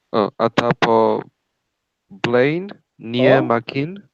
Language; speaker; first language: Albanian; non-native, learner; Chinese